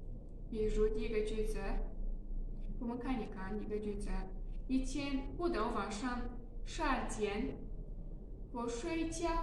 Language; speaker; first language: Chinese; non-native, learner; Tajik